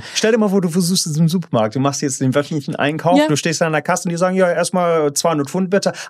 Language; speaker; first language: German; non-native, fluent; English